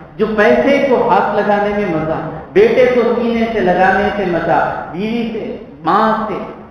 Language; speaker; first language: Urdu; native; Urdu